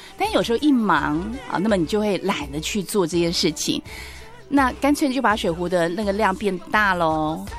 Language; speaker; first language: Chinese; native; Chinese